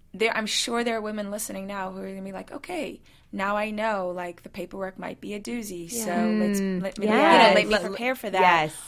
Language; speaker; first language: English; native; English